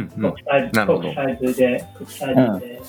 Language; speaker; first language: Japanese; non-native, learner; English